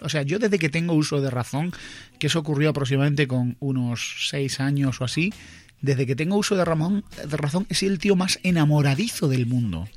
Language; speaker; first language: Spanish; native; Spanish